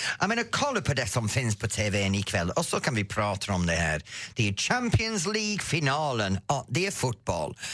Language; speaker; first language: Swedish; non-native, fluent; English